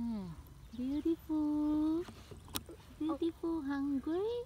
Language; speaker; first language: English; non-native, learner; Thai